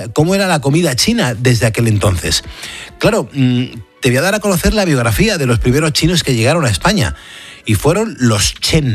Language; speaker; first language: Spanish; native; Spanish